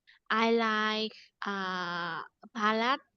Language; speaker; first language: English; non-native, learner; Vietnamese